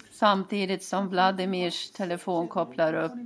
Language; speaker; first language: Swedish; native; Swedish